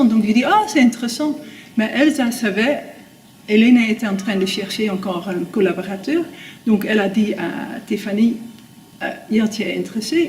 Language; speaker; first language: French; non-native, fluent; Dutch